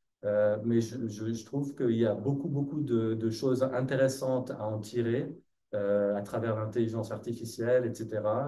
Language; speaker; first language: French; native; French